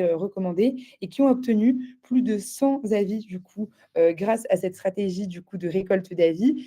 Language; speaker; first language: French; native; French